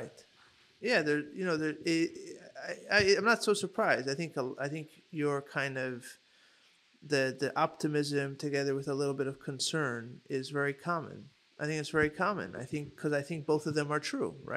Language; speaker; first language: English; native; English